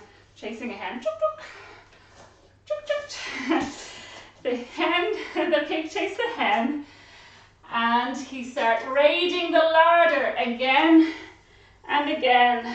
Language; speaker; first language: English; native; English